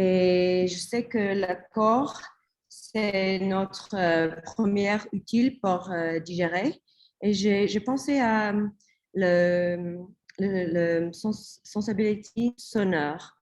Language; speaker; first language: French; non-native, learner; English